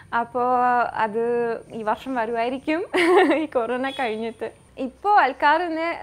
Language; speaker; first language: Malayalam; non-native, fluent; French